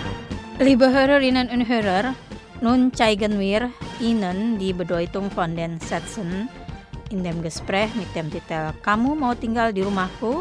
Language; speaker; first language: German; non-native, fluent; Indonesian